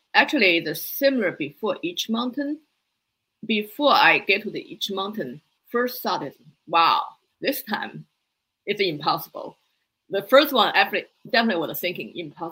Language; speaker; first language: English; non-native, fluent; Chinese